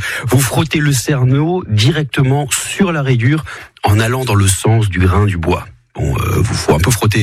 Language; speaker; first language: French; native; French